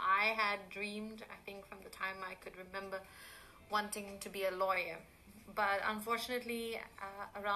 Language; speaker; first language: English; native; English